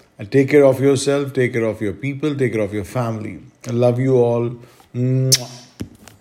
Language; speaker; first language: English; non-native, local second language; Malayalam